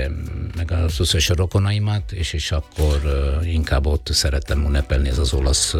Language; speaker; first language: Hungarian; non-native, fluent; Italian